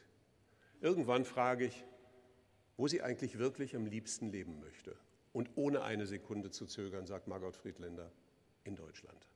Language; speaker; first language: German; native; German